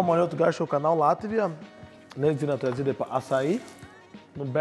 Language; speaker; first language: Latvian; non-native, learner; Portuguese